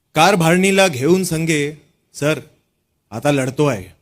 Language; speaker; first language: Marathi; non-native, local second language; Hindi